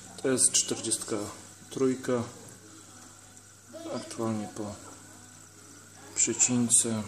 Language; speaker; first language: Polish; native; Polish